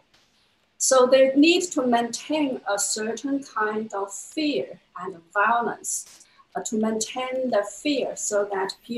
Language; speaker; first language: English; non-native, fluent; Chinese